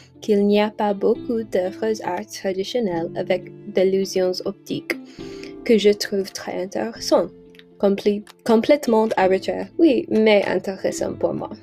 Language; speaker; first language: French; non-native, learner; English